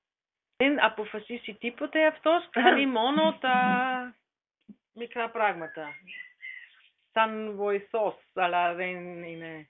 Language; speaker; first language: Greek; non-native, learner; German